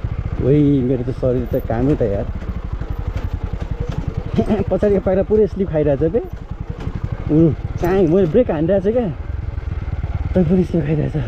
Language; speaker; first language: Nepali; native; Nepali